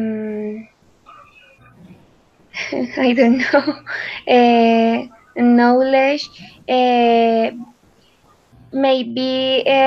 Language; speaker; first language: English; non-native, learner; Spanish